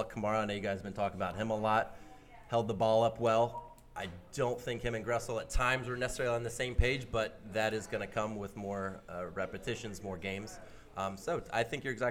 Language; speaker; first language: English; native; English